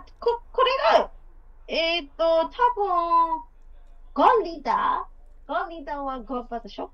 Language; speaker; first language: Japanese; non-native, learner; Burmese